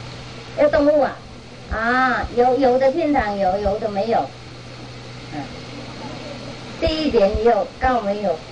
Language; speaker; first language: Chinese; non-native, fluent; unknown